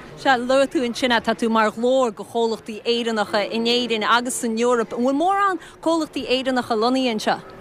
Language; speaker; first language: Irish; native; Irish